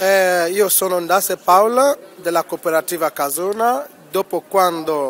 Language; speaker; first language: Italian; non-native, fluent; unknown